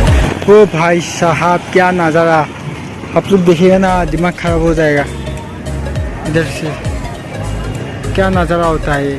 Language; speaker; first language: Hindi; non-native, local second language; Assamese